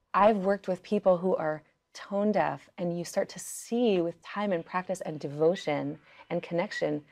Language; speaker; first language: English; early bilingual, other home language; Yiddish